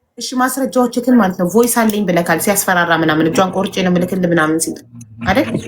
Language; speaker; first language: Amharic; native; Amharic